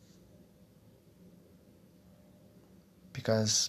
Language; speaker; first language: English; non-native, learner; Portuguese